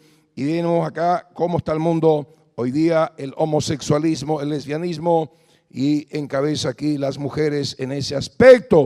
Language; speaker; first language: Spanish; native; Spanish